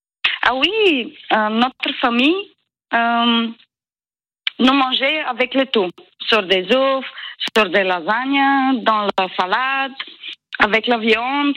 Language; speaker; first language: French; non-native, learner; Bulgarian